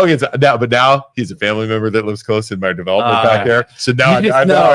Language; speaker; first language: English; native; English